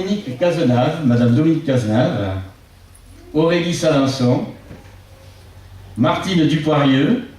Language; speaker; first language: French; native; French